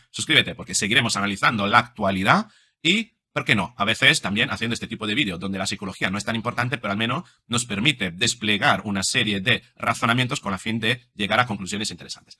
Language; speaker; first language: Spanish; non-native, fluent; Italian